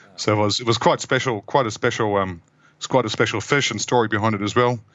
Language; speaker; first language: English; non-native, fluent; German